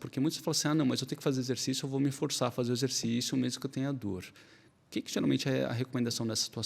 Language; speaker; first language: Portuguese; native; Portuguese